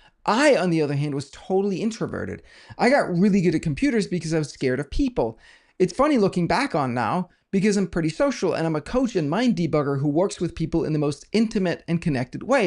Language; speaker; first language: English; non-native, fluent; Danish